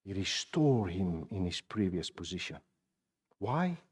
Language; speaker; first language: English; non-native, local second language; Afrikaans